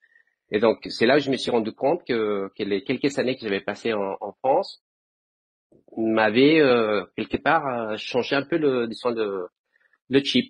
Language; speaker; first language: French; non-native, fluent; Spanish